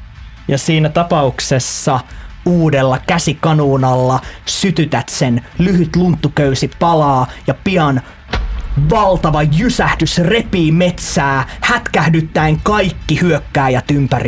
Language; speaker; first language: Finnish; native; Finnish